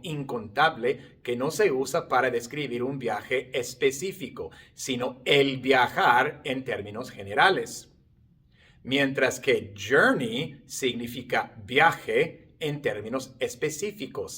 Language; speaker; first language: Spanish; non-native, fluent; English